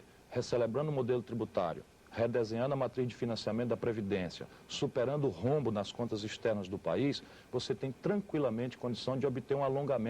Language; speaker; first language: Portuguese; native; Portuguese